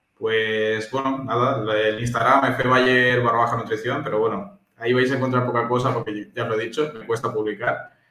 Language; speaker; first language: Spanish; native; Spanish